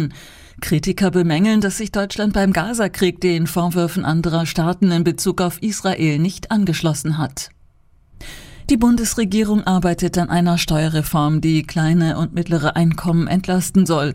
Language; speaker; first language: German; native; German